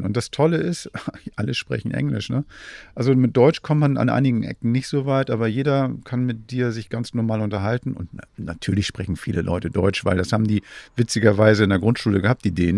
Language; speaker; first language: German; native; German